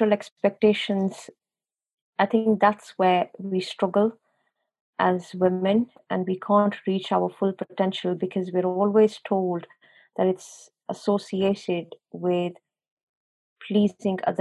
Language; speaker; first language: English; non-native, local second language; Urdu